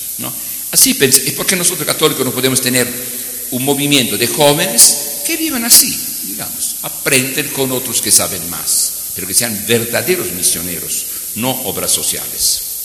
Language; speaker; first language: Spanish; non-native, fluent; Italian